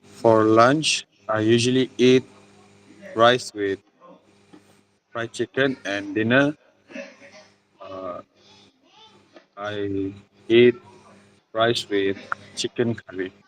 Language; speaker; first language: English; non-native, learner; Malay